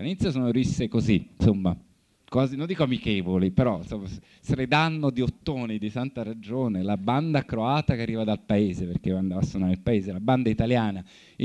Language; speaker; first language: Italian; native; Italian